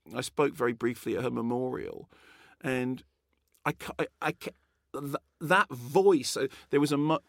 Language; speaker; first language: English; native; English